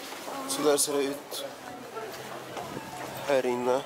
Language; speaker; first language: Swedish; early bilingual, other home language; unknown